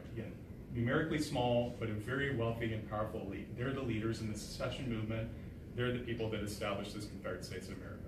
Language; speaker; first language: English; native; English